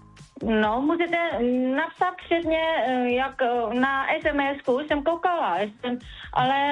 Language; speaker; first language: Czech; non-native, learner; Vietnamese